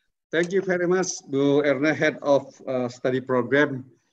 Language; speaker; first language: English; non-native, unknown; Indonesian